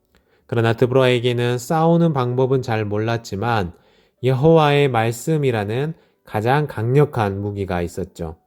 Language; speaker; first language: Korean; native; Korean